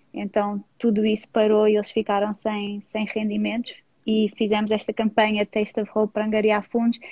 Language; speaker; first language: Portuguese; non-native, fluent; English